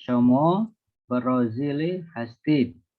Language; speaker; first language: Persian; non-native, learner; Indonesian